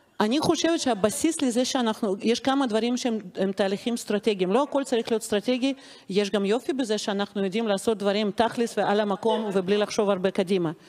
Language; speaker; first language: Hebrew; non-native, fluent; Russian